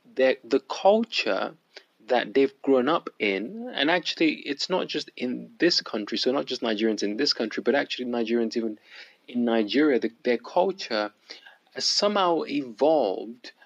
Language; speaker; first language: English; early bilingual, other home language; Yoruba